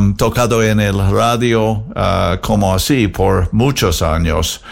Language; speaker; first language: Spanish; non-native, learner; English